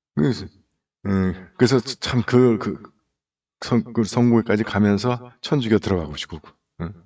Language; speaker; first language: Korean; native; Korean